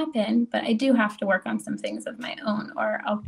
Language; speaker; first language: English; native; English